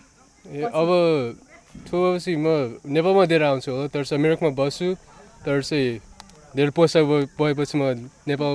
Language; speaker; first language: Nepali; early bilingual, heritage; English